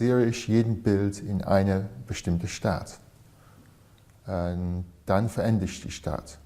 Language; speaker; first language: German; non-native, fluent; English